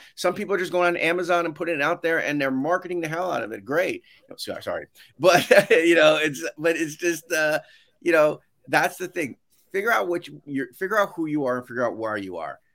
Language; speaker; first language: English; native; English